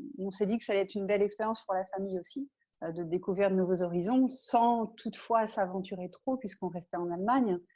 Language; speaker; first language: French; native; French